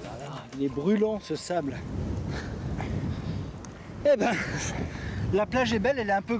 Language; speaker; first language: French; native; French